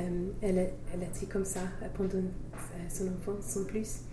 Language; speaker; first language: French; non-native, learner; English